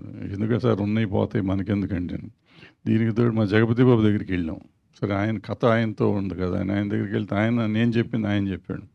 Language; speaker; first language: Telugu; native; Telugu